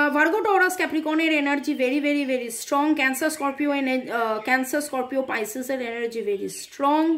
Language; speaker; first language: English; non-native, local second language; Bangla